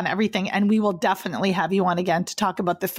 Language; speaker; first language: English; native; English